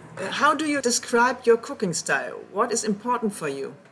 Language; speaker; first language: English; non-native, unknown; German